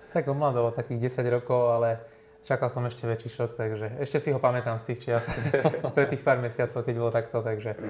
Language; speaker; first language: Slovak; native; Slovak